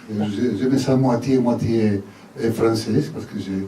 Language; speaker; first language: French; non-native, learner; Spanish